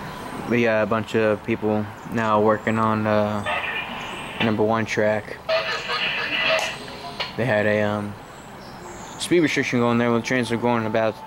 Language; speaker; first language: English; native; English